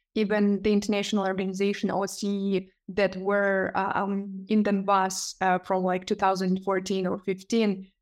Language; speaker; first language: English; non-native, fluent; Ukrainian